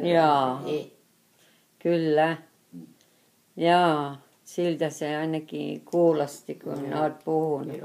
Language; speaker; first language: Finnish; early bilingual, heritage; Finnish